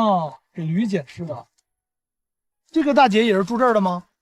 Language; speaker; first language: Chinese; native; Chinese